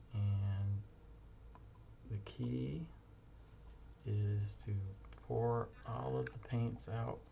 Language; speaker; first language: English; native; English